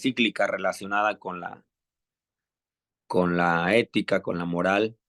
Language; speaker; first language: Spanish; native; Spanish